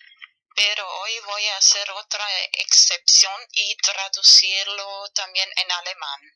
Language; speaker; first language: Spanish; non-native, fluent; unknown